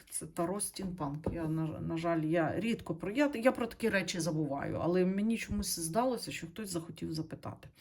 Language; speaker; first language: Ukrainian; non-native, local second language; Russian